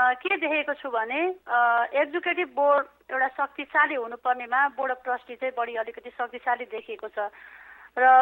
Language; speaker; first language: Nepali; native; Nepali